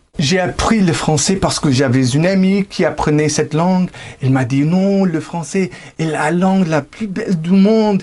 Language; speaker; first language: French; non-native, fluent; English